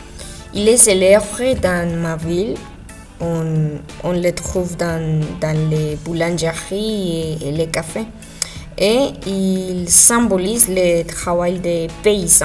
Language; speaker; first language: French; non-native, learner; Spanish